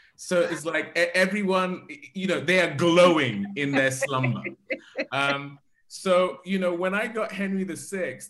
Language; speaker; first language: English; native; English